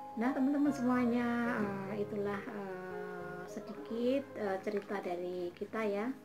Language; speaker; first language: Indonesian; native; Indonesian